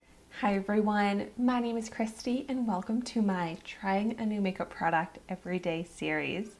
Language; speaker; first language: English; native; English